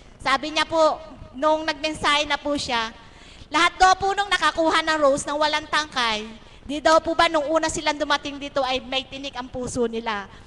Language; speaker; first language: Filipino; native; Filipino